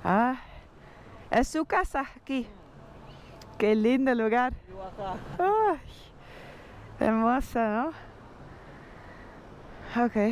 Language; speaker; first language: Spanish; non-native, learner; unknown